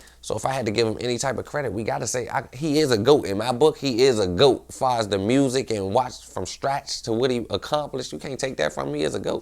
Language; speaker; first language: English; native; English